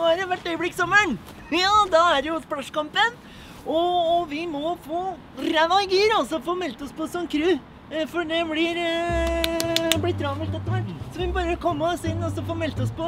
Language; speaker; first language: Norwegian; native; Norwegian